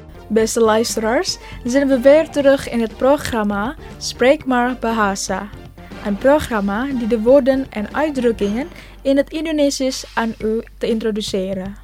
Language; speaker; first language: Dutch; non-native, fluent; Indonesian